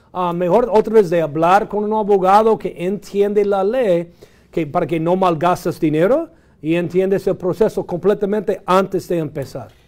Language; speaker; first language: Spanish; non-native, fluent; English